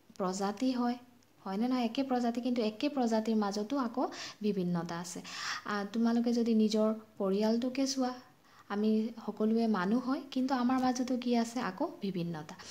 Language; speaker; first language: Assamese; non-native, local second language; Bangla